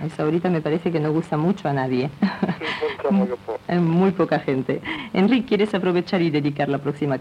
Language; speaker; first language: Spanish; non-native, local second language; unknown